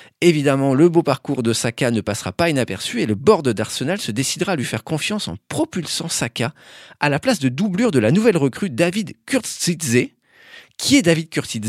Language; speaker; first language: French; native; French